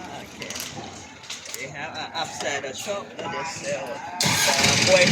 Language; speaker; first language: English; non-native, learner; Thai